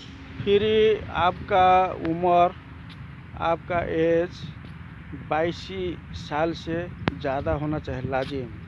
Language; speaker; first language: Hindi; non-native, local second language; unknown